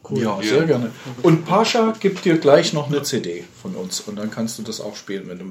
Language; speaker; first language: German; native; German